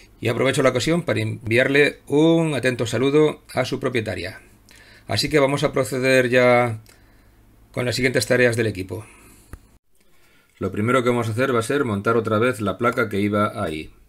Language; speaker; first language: Spanish; native; Spanish